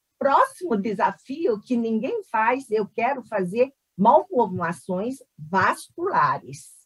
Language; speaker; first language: Portuguese; early bilingual, other home language; Korean